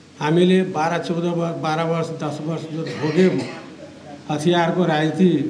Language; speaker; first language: Nepali; non-native, local second language; Maithili